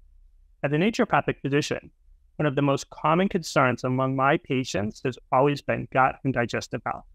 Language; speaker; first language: English; native; English